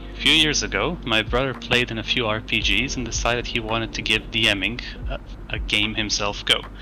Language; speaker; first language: English; non-native, fluent; Greek